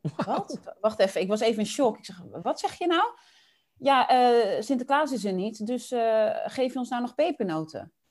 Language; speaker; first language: Dutch; early bilingual, other home language; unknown